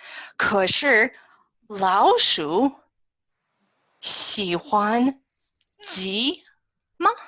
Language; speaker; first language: Chinese; non-native, fluent; English